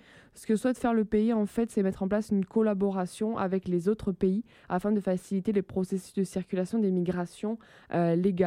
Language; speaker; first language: French; native; French